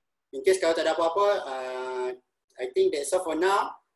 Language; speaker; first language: English; non-native, local second language; Malay